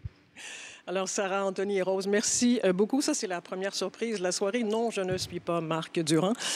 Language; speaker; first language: French; native; French